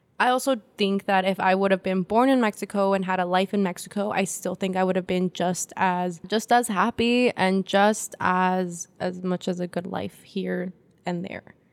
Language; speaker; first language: English; early bilingual, other home language; Spanish